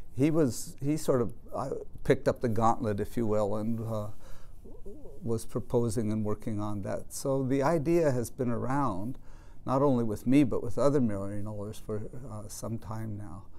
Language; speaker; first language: English; native; English